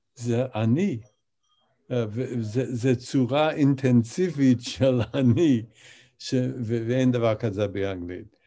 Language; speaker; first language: Hebrew; non-native, fluent; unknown